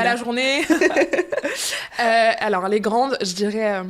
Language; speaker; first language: French; early bilingual, other home language; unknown